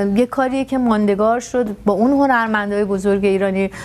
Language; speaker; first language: Persian; native; Persian